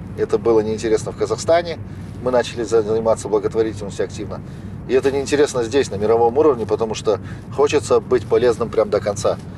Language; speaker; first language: Russian; native; Russian